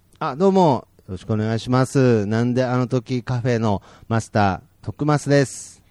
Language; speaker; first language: Japanese; native; Japanese